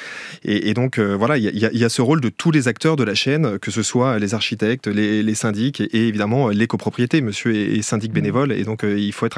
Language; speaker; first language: French; native; French